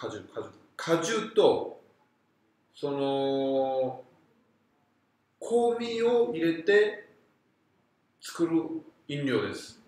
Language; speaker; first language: Japanese; non-native, fluent; Korean